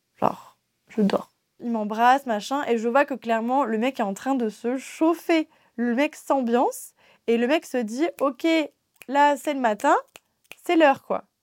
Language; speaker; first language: French; native; French